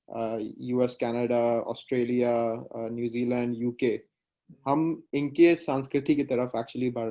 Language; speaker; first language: Hindi; native; Hindi